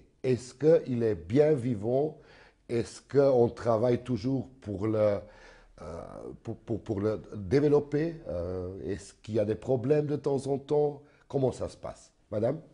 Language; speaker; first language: French; non-native, fluent; Macedonian